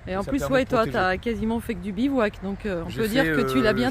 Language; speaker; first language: French; native; French